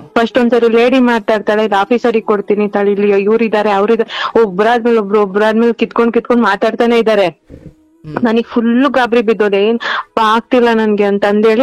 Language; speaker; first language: Kannada; native; Kannada